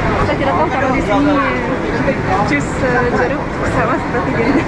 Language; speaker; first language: Indonesian; non-native, learner; English